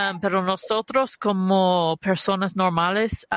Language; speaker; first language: Spanish; early bilingual, heritage; Spanish